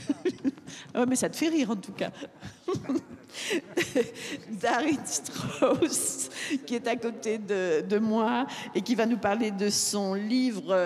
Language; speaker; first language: French; native; French